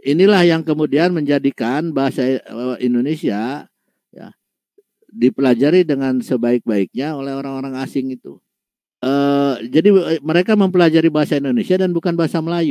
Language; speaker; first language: Indonesian; native; Indonesian